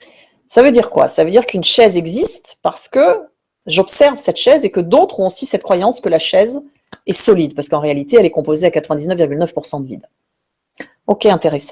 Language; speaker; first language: French; native; French